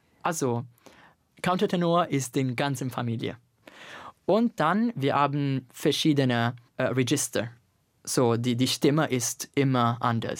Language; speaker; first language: German; non-native, fluent; Italian